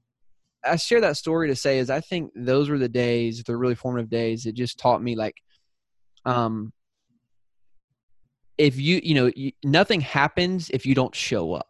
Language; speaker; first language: English; native; English